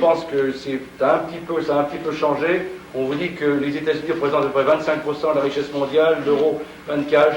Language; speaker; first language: French; native; French